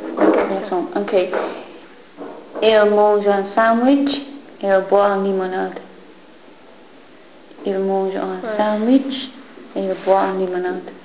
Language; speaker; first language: French; non-native, fluent; English